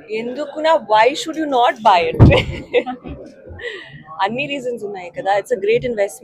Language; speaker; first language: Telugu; non-native, learner; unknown